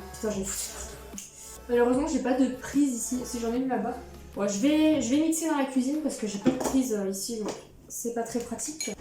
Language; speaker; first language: French; native; French